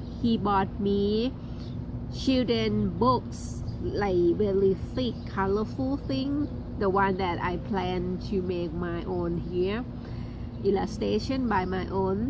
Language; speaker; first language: English; non-native, learner; Thai